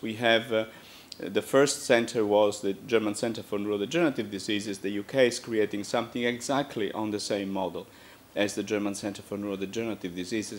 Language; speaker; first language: English; non-native, fluent; Italian